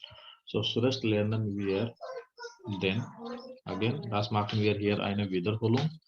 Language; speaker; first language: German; non-native, learner; Hindi